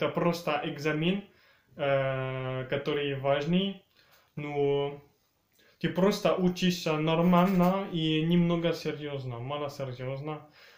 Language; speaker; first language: Russian; early bilingual, heritage; French